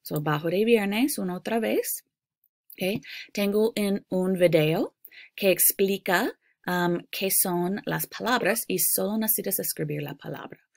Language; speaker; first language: Spanish; non-native, fluent; English